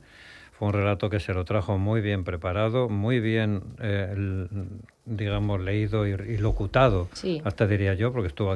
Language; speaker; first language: Spanish; native; Spanish